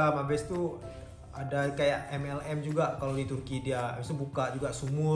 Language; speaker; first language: Indonesian; native; Indonesian